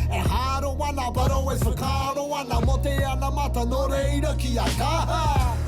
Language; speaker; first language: Māori; non-native, local second language; English